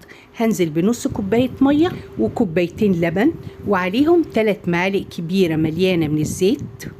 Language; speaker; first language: Arabic; native; Arabic